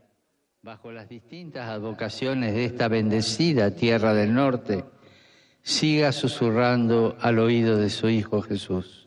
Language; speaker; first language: Spanish; native; Spanish